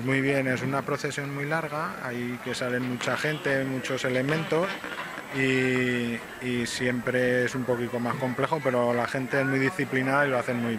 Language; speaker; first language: Spanish; native; Spanish